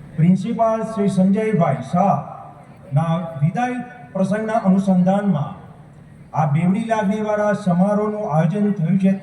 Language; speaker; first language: Gujarati; native; Gujarati